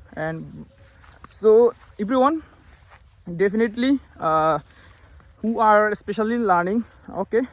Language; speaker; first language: English; non-native, local second language; Bangla